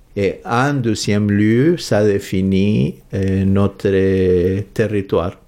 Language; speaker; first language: French; non-native, fluent; Spanish